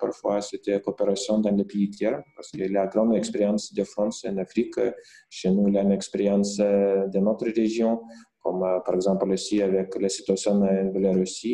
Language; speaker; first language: French; non-native, fluent; Lithuanian